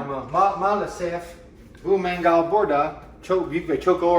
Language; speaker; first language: Turkish; non-native, learner; English